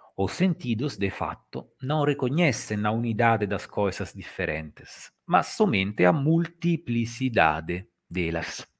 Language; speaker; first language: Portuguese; non-native, fluent; Italian